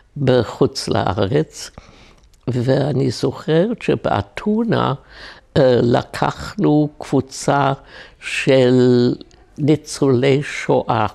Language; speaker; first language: Hebrew; non-native, fluent; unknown